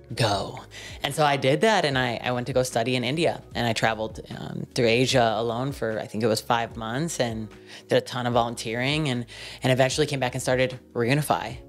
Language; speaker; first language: English; native; English